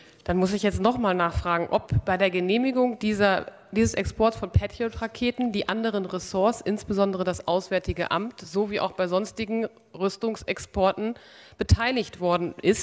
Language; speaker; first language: German; native; German